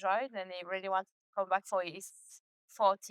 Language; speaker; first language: English; non-native, learner; French